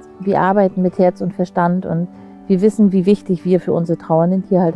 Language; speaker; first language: German; native; German